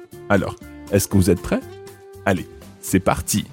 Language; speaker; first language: French; non-native, fluent; English